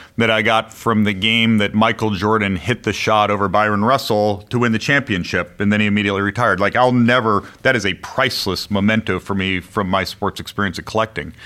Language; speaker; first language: English; native; English